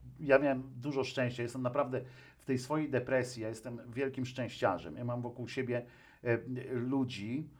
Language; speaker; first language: Polish; native; Polish